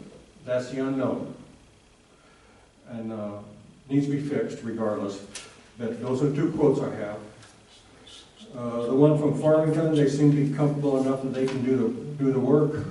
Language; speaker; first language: English; native; English